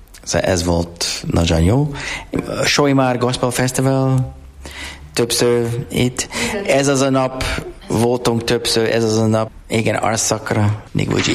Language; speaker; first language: Hungarian; non-native, learner; English